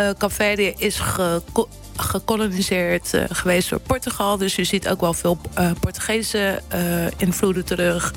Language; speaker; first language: Dutch; early bilingual, other home language; Kabuverdianu